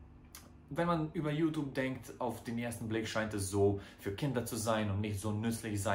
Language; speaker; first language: German; non-native, fluent; Croatian